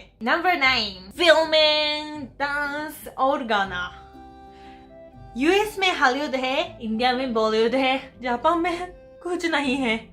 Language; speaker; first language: Hindi; non-native, fluent; Japanese